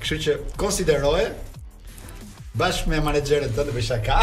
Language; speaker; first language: Albanian; native; Albanian